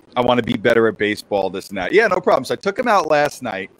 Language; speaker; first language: English; native; English